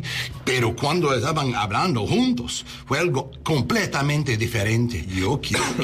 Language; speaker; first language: Spanish; non-native, learner; English